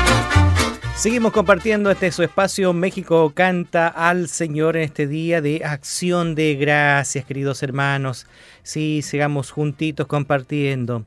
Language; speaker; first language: Spanish; native; Spanish